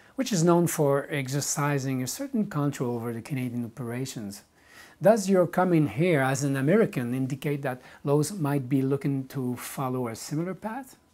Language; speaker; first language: English; non-native, fluent; French